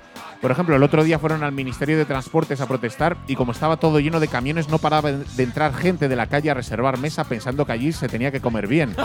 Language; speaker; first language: Spanish; native; Spanish